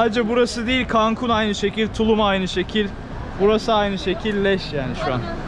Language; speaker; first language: Turkish; native; Turkish